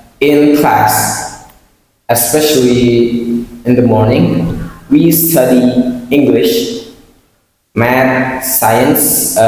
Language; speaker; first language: English; non-native, learner; Indonesian